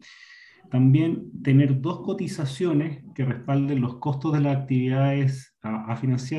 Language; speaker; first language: Spanish; native; Spanish